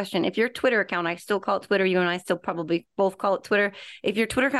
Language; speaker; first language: English; native; English